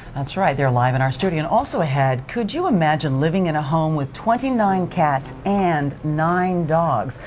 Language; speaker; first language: English; native; English